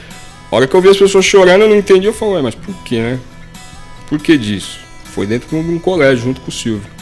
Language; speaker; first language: Portuguese; native; Portuguese